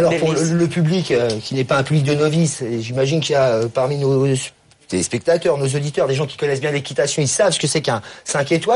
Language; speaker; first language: French; native; French